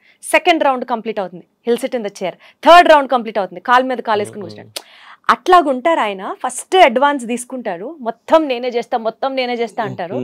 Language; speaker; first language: Telugu; native; Telugu